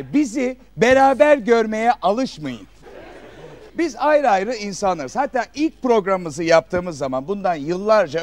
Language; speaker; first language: Turkish; native; Turkish